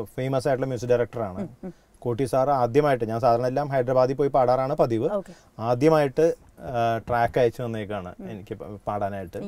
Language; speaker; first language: Malayalam; native; Malayalam